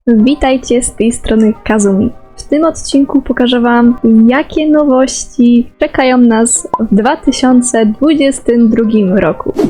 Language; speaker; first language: Polish; native; Polish